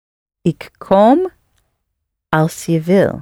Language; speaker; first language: Dutch; non-native, learner; English